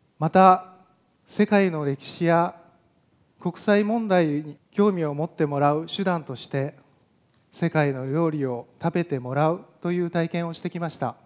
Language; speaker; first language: Japanese; native; Japanese